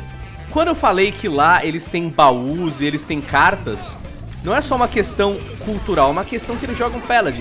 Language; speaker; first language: Portuguese; native; Portuguese